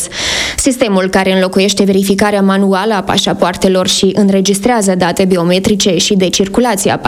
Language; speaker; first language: Romanian; native; Romanian